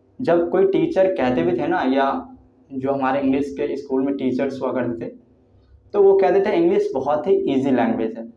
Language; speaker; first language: Hindi; native; Hindi